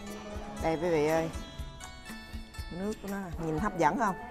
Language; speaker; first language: Vietnamese; native; Vietnamese